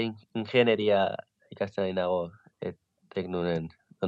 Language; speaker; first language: Basque; non-native, local second language; Spanish